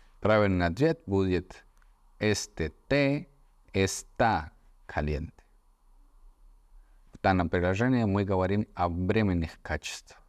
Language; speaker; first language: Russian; non-native, fluent; Spanish